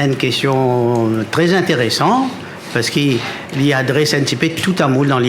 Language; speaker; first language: French; non-native, local second language; Morisyen